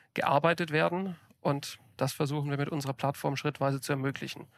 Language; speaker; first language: German; native; German